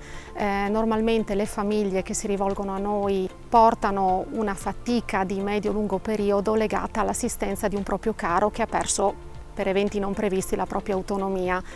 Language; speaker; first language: Italian; native; Italian